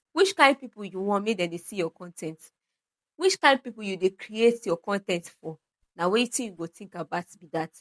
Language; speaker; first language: Nigerian Pidgin; non-native, local second language; Yoruba